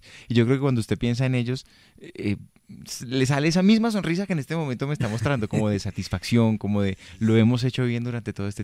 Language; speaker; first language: Spanish; native; Spanish